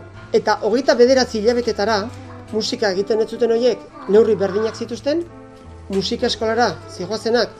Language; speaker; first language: Basque; native; Basque